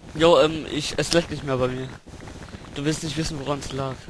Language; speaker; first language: German; native; German